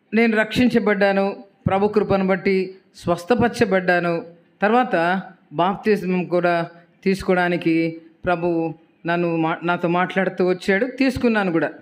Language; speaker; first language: Telugu; native; Telugu